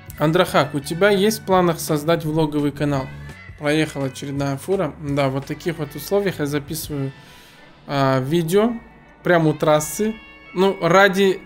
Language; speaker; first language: Russian; early bilingual, other home language; Azerbaijani